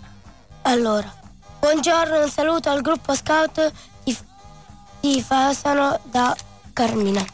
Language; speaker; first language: Italian; native; Italian